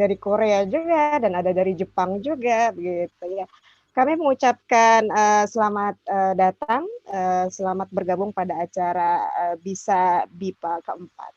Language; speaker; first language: Indonesian; native; Indonesian